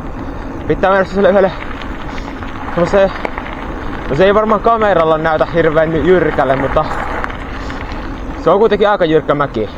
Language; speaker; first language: Finnish; native; Finnish